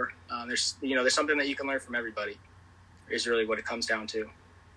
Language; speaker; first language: English; native; English